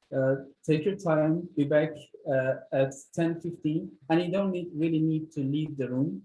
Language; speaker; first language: English; non-native, fluent; Turkish